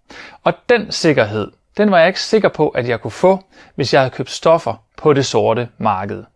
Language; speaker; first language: Danish; native; Danish